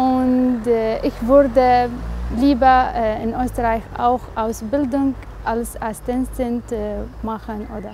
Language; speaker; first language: German; non-native, learner; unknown